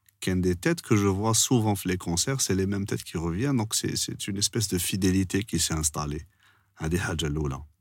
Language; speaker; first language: French; non-native, local second language; Arabic